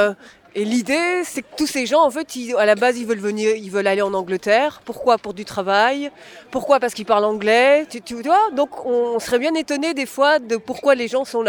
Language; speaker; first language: French; native; French